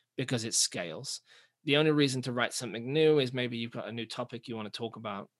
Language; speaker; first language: English; native; English